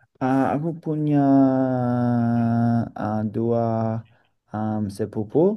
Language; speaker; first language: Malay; non-native, learner; English